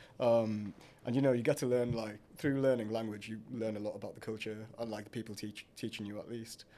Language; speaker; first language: English; early bilingual, other home language; Hindi